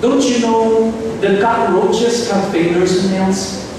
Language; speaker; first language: English; non-native, local second language; Filipino